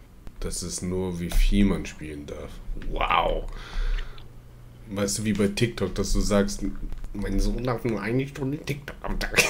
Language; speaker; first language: German; native; German